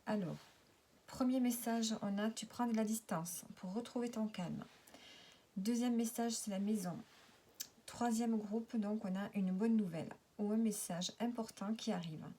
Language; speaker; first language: French; native; French